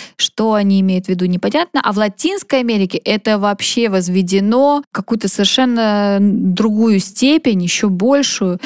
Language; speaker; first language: Russian; native; Russian